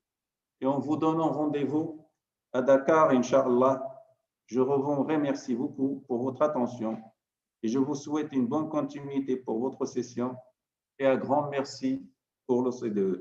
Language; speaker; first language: French; non-native, local second language; Arabic